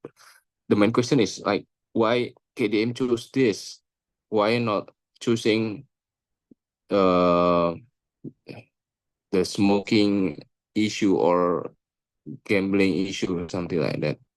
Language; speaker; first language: English; non-native, local second language; Indonesian